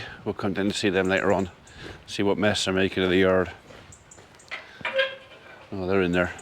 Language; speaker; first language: English; native; English